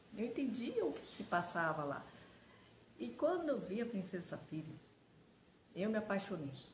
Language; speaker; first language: Portuguese; early bilingual, other home language; Japanese